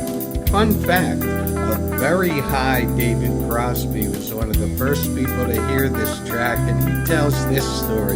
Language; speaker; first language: English; native; English